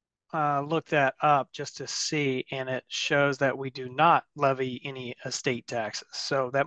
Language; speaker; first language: English; native; English